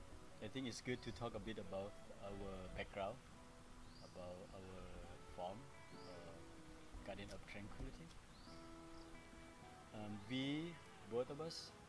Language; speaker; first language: English; non-native, fluent; Thai